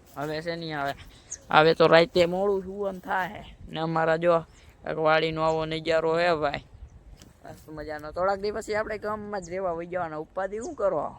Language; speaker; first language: Gujarati; native; Gujarati